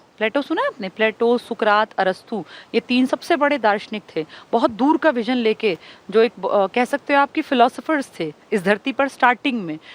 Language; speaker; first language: Hindi; native; Hindi